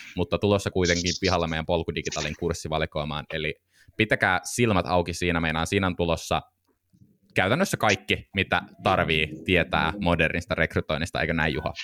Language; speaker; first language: Finnish; native; Finnish